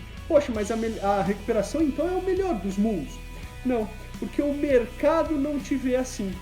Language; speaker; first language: Portuguese; native; Portuguese